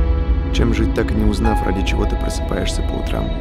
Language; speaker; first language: Russian; native; Russian